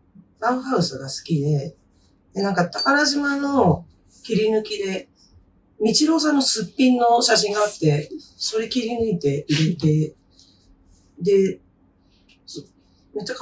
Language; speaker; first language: Japanese; native; Japanese